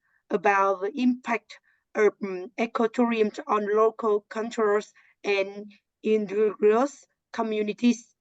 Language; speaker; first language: English; non-native, learner; Vietnamese